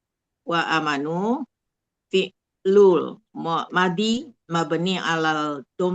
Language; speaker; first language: Arabic; non-native, learner; Indonesian